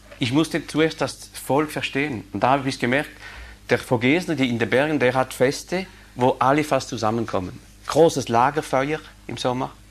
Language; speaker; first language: German; non-native, local second language; Swiss German